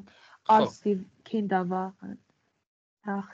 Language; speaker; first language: German; non-native, learner; Persian